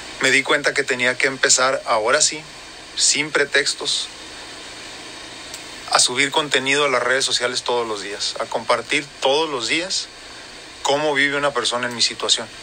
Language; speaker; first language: Spanish; native; Spanish